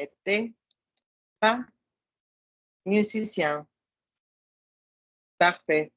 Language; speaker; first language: French; non-native, fluent; Spanish